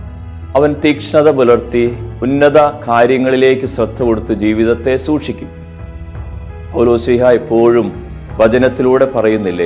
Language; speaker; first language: Malayalam; native; Malayalam